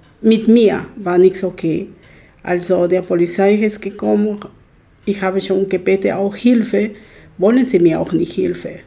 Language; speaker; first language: German; non-native, learner; Spanish